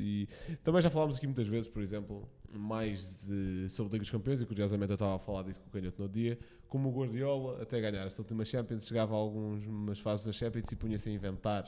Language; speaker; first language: Portuguese; native; Portuguese